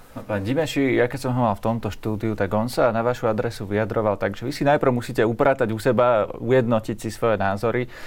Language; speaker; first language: Slovak; native; Slovak